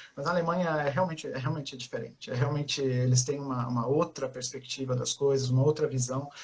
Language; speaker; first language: Portuguese; native; Portuguese